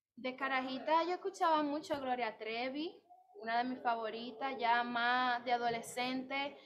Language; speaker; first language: Spanish; native; Spanish